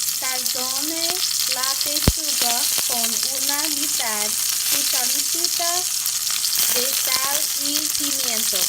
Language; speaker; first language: Spanish; non-native, learner; English